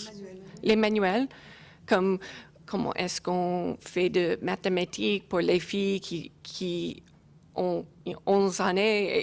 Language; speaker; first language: French; non-native, learner; English